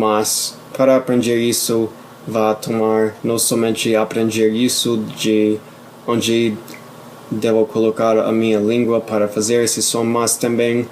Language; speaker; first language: Portuguese; non-native, fluent; English